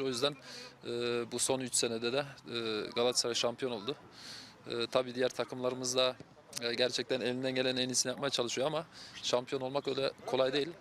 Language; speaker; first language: Turkish; early bilingual, heritage; Turkish